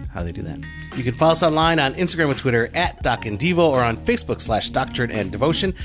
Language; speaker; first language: English; native; English